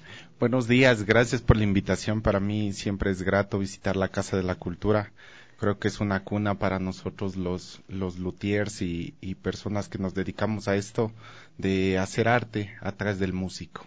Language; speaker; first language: Spanish; native; Spanish